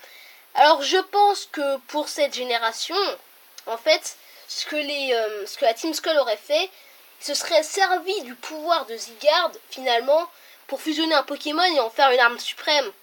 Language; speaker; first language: French; native; French